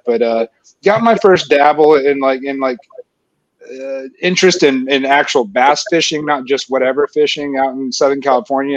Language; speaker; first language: English; native; English